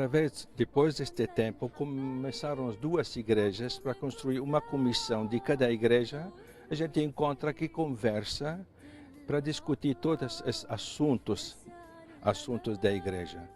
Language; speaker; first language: Portuguese; non-native, fluent; Arabic